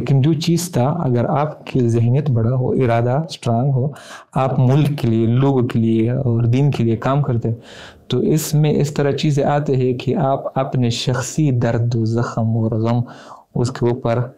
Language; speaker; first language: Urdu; non-native, fluent; Pashto